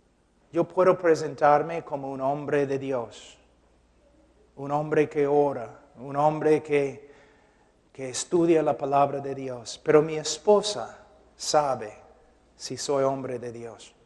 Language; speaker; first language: Spanish; non-native, fluent; English